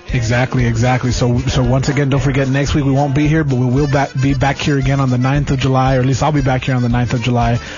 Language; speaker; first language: English; early bilingual, other home language; Spanish